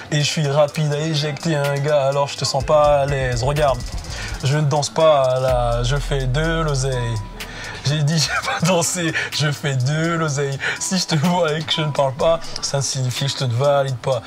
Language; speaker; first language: French; native; French